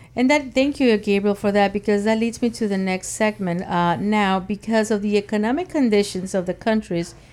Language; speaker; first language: English; early bilingual, other home language; Spanish